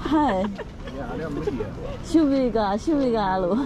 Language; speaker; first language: Japanese; non-native, fluent; Chinese